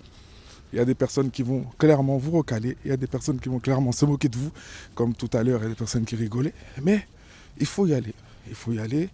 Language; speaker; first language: French; native; French